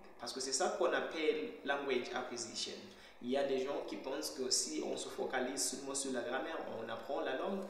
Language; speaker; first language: French; non-native, fluent; Shona